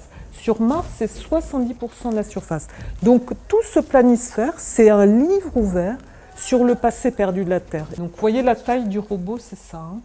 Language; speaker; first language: French; native; French